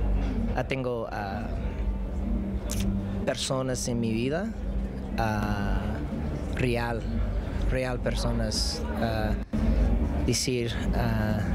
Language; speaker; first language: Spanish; non-native, learner; English